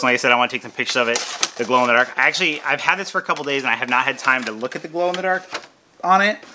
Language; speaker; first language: English; native; English